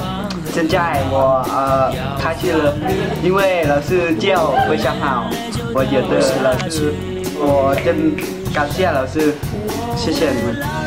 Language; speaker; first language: Chinese; non-native, learner; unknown